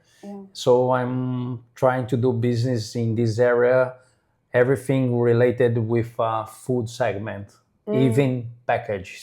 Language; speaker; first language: English; non-native, fluent; Portuguese